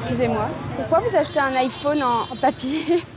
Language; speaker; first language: French; native; French